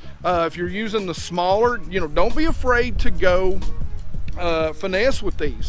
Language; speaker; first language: English; native; English